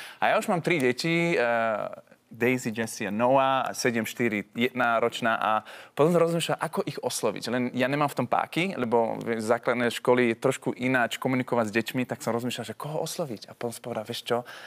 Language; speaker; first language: Slovak; non-native, fluent; Dutch